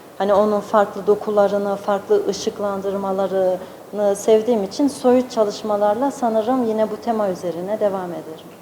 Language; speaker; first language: Turkish; early bilingual, heritage; Turkish